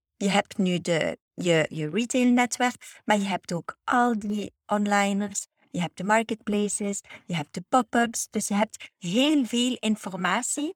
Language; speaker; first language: Dutch; native; Dutch